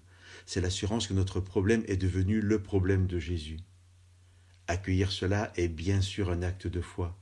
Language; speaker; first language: French; native; French